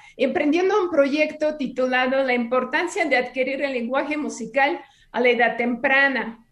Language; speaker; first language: Spanish; non-native, fluent; Russian